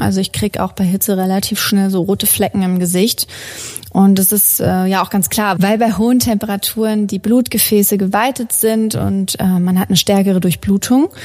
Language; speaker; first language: German; native; German